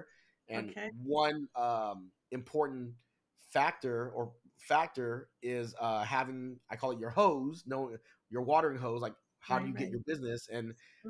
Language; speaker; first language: English; early bilingual, other home language; Vietnamese